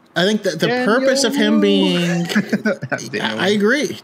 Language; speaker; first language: English; native; English